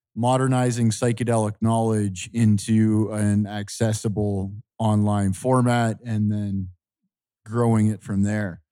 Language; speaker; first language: English; native; English